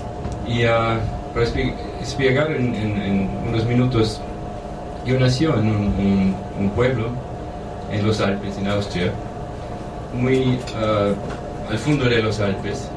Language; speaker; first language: Spanish; non-native, fluent; German